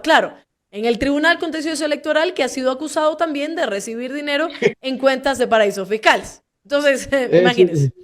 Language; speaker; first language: Spanish; native; Spanish